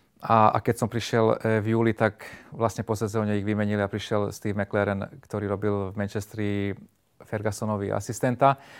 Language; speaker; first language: Slovak; non-native, local second language; Hungarian